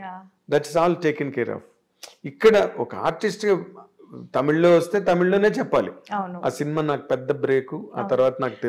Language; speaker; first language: Telugu; native; Telugu